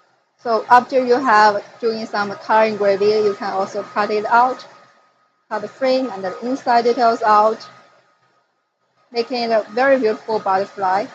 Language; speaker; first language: English; non-native, fluent; Chinese